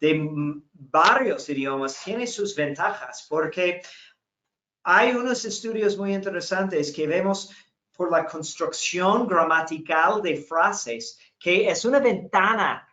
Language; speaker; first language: Spanish; non-native, fluent; English